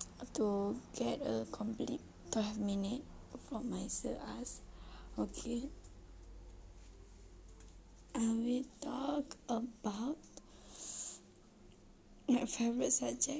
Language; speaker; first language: English; non-native, learner; Malay